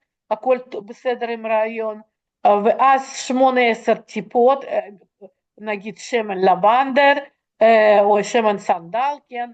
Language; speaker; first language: Hebrew; non-native, fluent; Russian